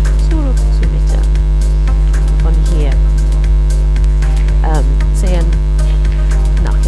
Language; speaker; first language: German; non-native, learner; English